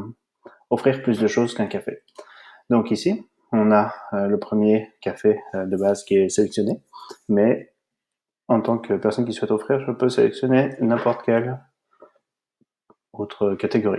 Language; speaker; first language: French; native; French